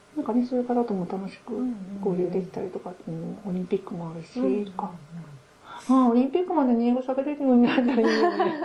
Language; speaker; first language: Japanese; native; Japanese